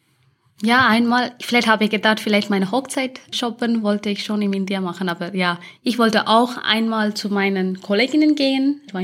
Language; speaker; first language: German; early bilingual, other home language; Tamil